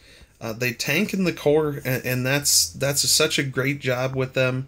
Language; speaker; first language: English; native; English